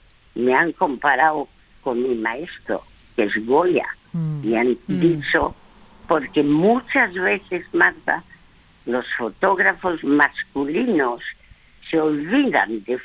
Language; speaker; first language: Spanish; early bilingual, other home language; French